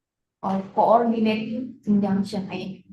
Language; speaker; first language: English; non-native, fluent; Indonesian